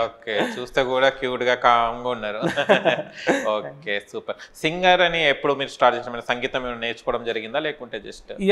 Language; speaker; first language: Telugu; native; Telugu